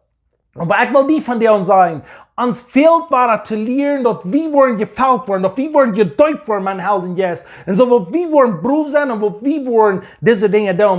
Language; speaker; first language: German; non-native, learner; English